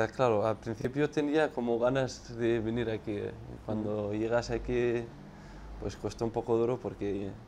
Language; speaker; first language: Spanish; non-native, fluent; Arabic